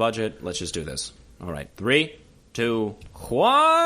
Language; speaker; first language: English; native; English